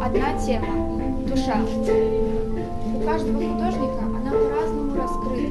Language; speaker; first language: Russian; native; Russian